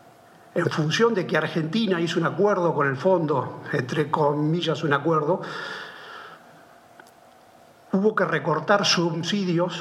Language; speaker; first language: Spanish; native; Spanish